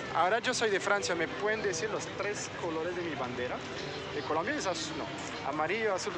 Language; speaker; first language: Spanish; non-native, fluent; French